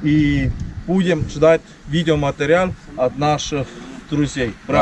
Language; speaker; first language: Russian; non-native, learner; Estonian